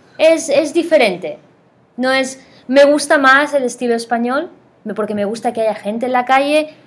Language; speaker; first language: Spanish; native; Spanish